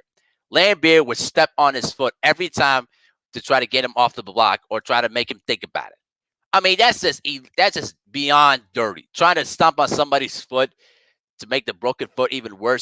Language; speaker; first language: English; native; English